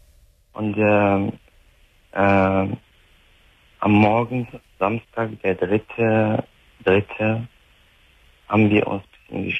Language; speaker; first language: German; non-native, fluent; Arabic